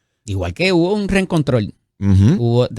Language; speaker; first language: Spanish; native; Spanish